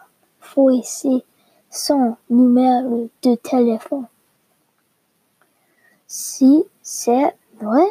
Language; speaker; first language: French; non-native, learner; English